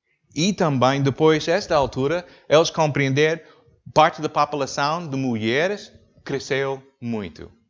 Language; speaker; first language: Portuguese; non-native, learner; English